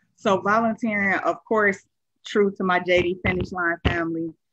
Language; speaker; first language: English; native; English